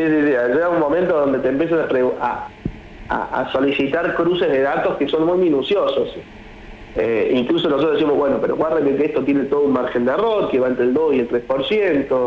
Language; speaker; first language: Spanish; native; Spanish